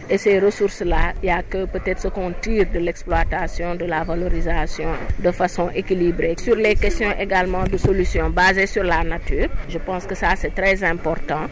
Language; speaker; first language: French; non-native, local second language; Wolof